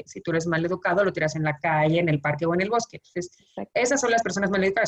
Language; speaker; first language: Spanish; native; Spanish